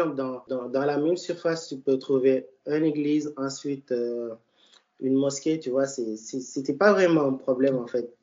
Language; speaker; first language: French; non-native, local second language; Wolof